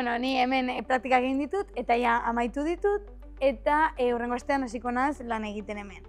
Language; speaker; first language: Basque; non-native, local second language; Spanish